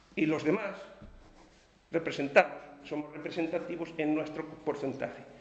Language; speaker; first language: Spanish; non-native, local second language; Galician